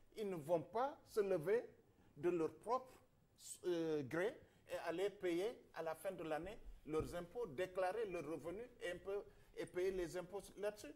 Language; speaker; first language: French; non-native, local second language; Wolof